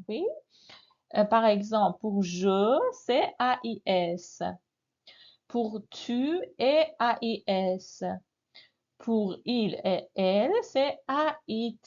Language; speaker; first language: French; non-native, fluent; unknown